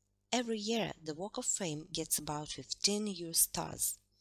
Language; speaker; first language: English; non-native, fluent; Russian